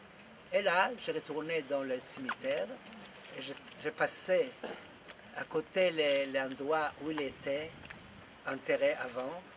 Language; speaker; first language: French; non-native, fluent; Hebrew